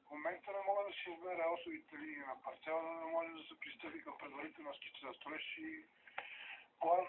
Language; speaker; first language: Bulgarian; native; Bulgarian